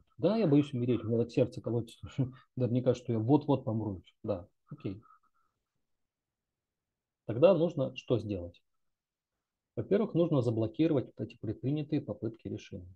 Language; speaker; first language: Russian; native; Russian